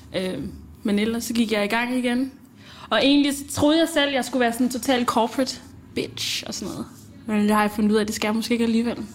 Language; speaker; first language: Danish; early bilingual, other home language; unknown